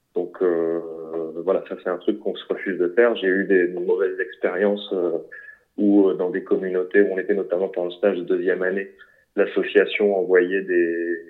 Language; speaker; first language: French; native; French